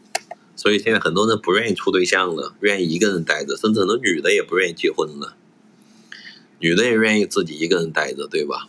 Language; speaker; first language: Chinese; native; Chinese